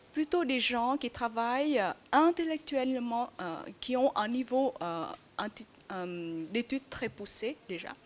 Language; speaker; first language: French; non-native, fluent; Vietnamese